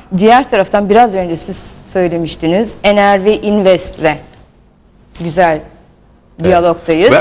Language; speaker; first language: Turkish; early bilingual, heritage; Turkish